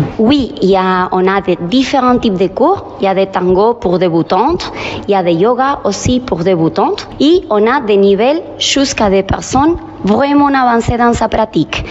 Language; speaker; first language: French; non-native, fluent; Spanish